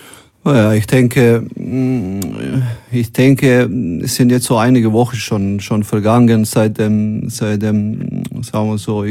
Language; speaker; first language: German; non-native, fluent; Croatian